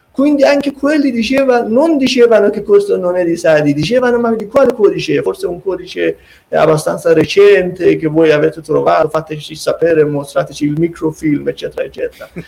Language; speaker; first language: Italian; non-native, fluent; Persian